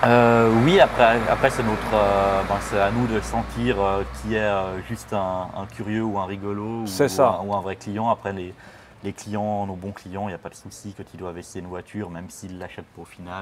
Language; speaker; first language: French; native; French